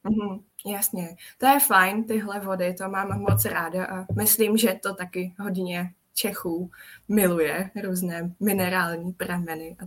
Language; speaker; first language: Czech; non-native, fluent; Japanese